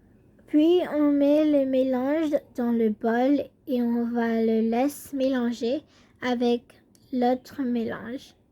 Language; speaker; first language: French; non-native, learner; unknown